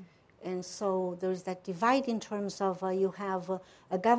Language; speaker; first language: English; non-native, fluent; Portuguese